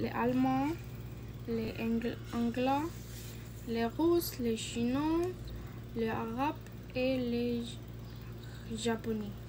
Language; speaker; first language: French; non-native, learner; Spanish